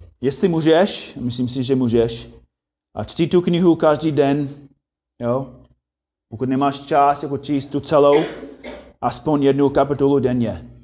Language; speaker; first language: Czech; non-native, fluent; English